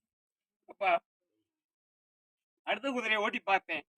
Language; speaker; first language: Tamil; native; Tamil